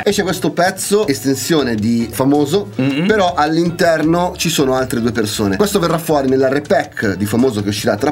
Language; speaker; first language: Italian; native; Italian